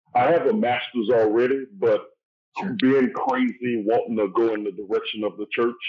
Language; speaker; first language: English; native; English